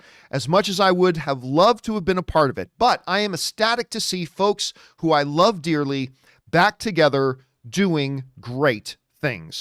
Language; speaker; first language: English; native; English